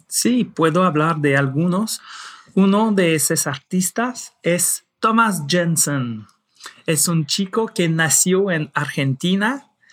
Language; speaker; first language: Spanish; non-native, fluent; French